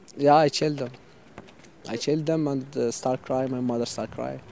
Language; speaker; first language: English; non-native, fluent; Arabic